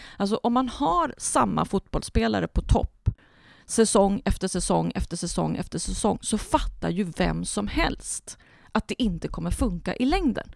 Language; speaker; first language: Swedish; early bilingual, other home language; Spanish